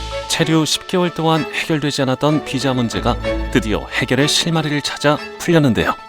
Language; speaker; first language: Korean; native; Korean